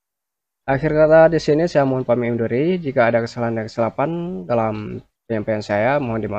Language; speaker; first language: Indonesian; native; Indonesian